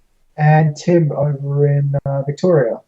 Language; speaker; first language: English; native; English